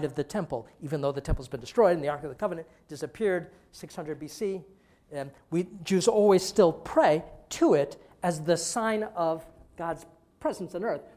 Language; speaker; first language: English; native; English